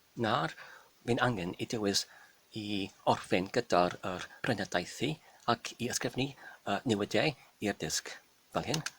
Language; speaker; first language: Welsh; non-native, fluent; German